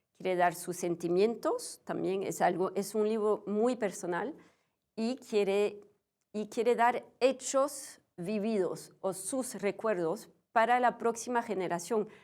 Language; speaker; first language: Spanish; non-native, fluent; French